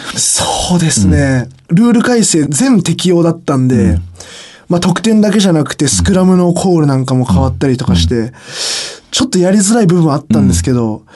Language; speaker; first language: Japanese; native; Japanese